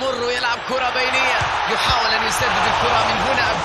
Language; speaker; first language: Arabic; native; Arabic